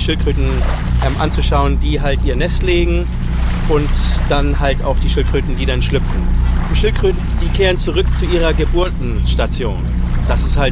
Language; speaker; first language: German; native; German